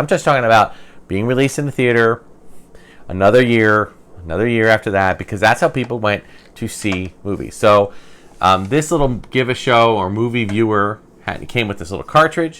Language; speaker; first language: English; native; English